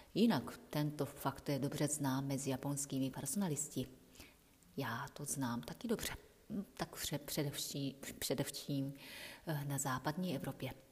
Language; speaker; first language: Czech; non-native, fluent; Japanese